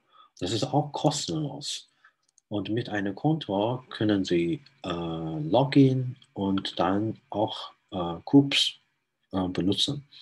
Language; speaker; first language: German; non-native, fluent; Chinese